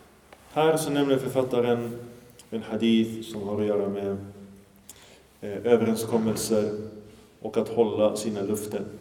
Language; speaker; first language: Swedish; early bilingual, other home language; Arabic